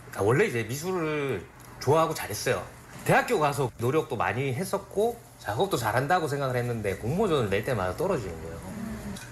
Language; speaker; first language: Korean; native; Korean